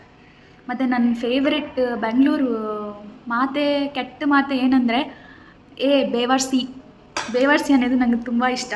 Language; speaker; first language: Kannada; non-native, local second language; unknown